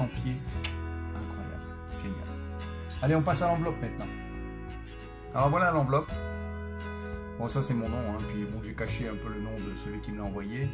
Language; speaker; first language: French; native; French